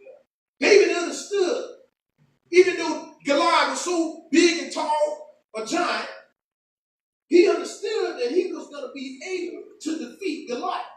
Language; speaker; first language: English; native; English